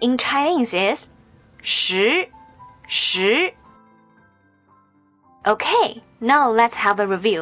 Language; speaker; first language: English; non-native, fluent; Chinese